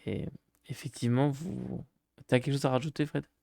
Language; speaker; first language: French; native; French